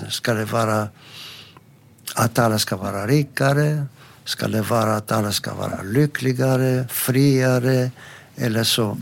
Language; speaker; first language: Swedish; non-native, fluent; Greek